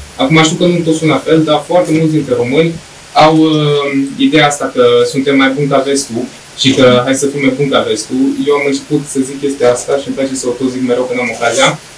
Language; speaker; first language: Romanian; native; Romanian